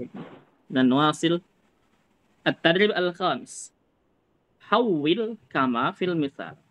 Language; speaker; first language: Arabic; non-native, fluent; Indonesian